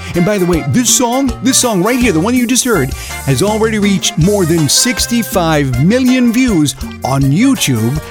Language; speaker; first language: English; early bilingual, other home language; Spanish